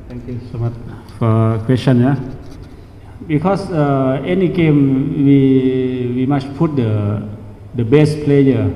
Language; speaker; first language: English; non-native, learner; Thai